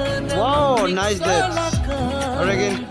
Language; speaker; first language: English; non-native, learner; Assamese